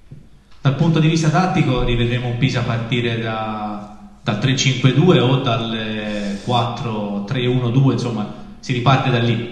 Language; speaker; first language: Italian; native; Italian